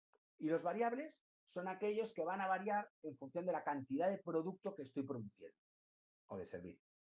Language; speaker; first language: Spanish; native; Spanish